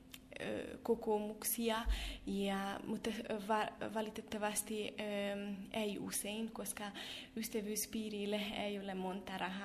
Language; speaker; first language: Finnish; non-native, fluent; Hungarian